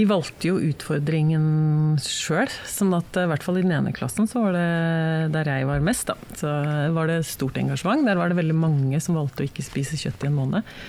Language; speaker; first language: Norwegian; native; Norwegian